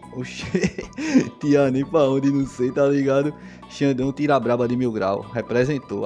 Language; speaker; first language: Portuguese; native; Portuguese